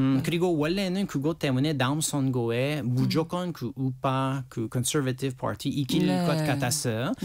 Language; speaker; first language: Korean; non-native, learner; French